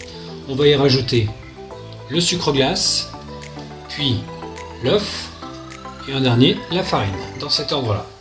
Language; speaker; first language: French; native; French